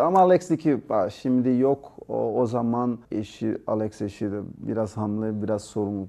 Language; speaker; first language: Turkish; non-native, learner; Portuguese